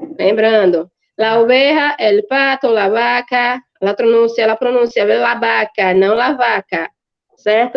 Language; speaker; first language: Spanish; non-native, fluent; Portuguese